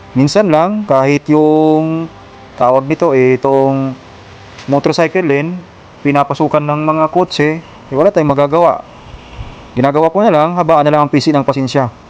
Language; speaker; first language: Filipino; non-native, local second language; Waray